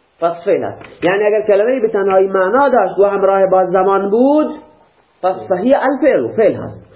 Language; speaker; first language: Persian; native; Persian